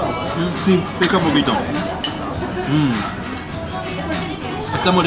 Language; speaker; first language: Spanish; native; Spanish